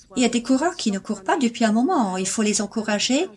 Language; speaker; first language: French; non-native, fluent; Cantonese